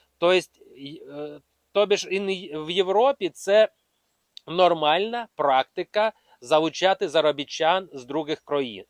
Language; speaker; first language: Ukrainian; non-native, local second language; Russian